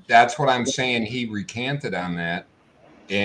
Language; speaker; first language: English; native; English